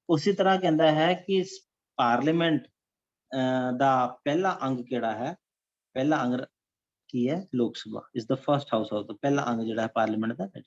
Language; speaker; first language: Hindi; non-native, local second language; Punjabi